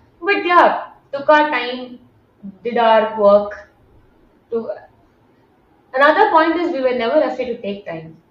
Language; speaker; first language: English; non-native, local second language; Tamil